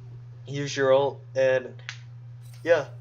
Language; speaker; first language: English; native; English